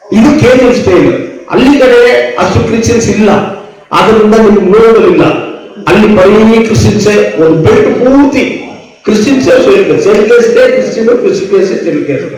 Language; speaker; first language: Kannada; non-native, local second language; Tamil